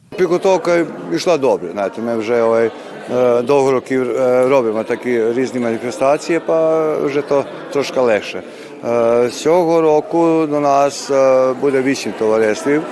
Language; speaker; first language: Ukrainian; early bilingual, heritage; Ukrainian